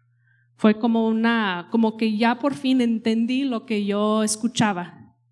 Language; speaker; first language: Spanish; non-native, fluent; English